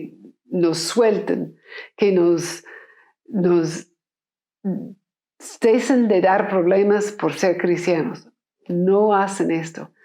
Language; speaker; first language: Spanish; non-native, fluent; English